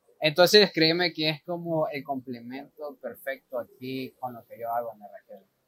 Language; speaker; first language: Spanish; native; Spanish